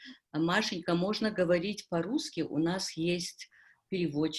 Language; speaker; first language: Russian; native; Russian